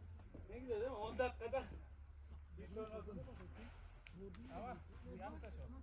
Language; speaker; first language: Turkish; native; Turkish